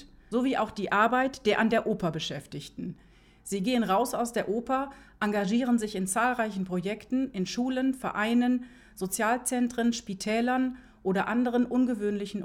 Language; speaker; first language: German; native; German